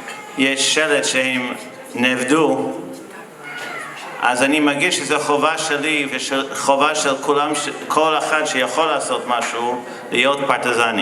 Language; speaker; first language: Hebrew; non-native, fluent; English